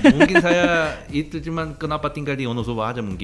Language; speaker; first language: Indonesian; non-native, fluent; Korean